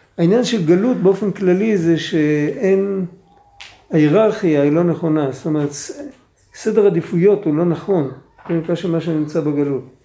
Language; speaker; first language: Hebrew; non-native, fluent; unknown